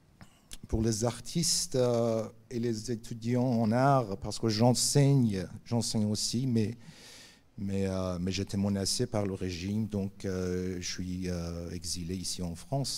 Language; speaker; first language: French; non-native, fluent; Persian